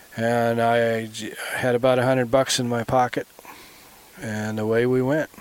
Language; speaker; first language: English; native; English